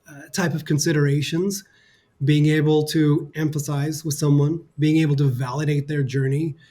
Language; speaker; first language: English; native; English